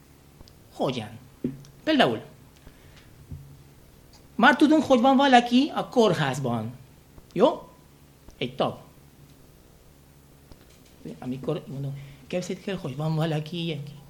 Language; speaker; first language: Hungarian; non-native, fluent; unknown